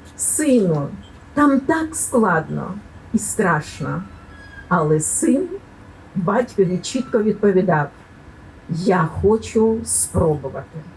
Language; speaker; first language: Ukrainian; native; Ukrainian